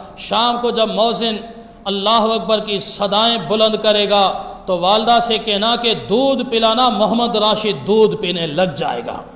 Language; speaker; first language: Urdu; non-native, local second language; Sindhi